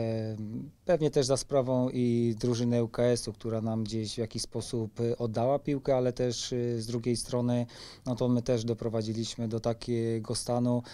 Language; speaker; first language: Polish; native; Polish